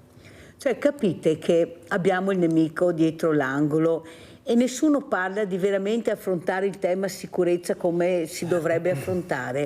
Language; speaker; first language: Italian; native; Italian